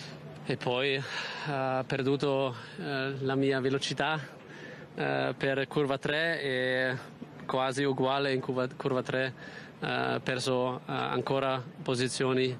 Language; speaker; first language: Italian; non-native, fluent; German